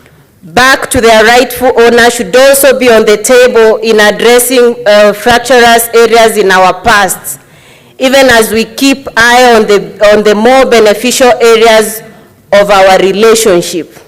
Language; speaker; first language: English; non-native, local second language; Gusii